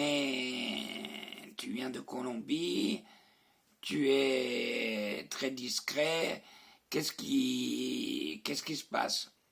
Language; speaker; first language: French; non-native, fluent; Spanish